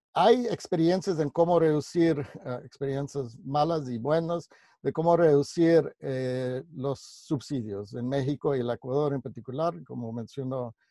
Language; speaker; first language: Spanish; non-native, fluent; English